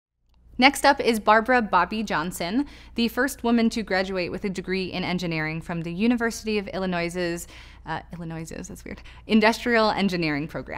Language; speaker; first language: English; native; English